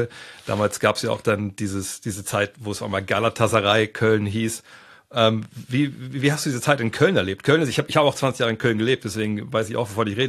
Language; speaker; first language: German; native; German